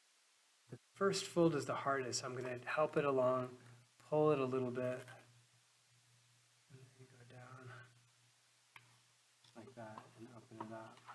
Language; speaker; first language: English; native; English